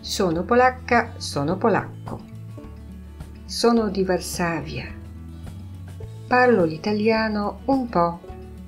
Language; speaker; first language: Italian; non-native, fluent; Polish